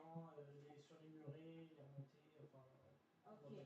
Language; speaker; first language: French; native; French